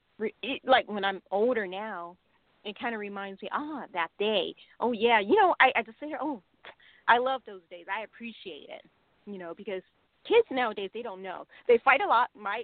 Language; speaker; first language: English; non-native, local second language; Cantonese